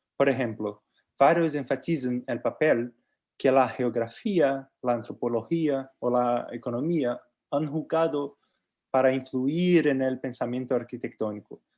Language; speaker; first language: Spanish; non-native, learner; Portuguese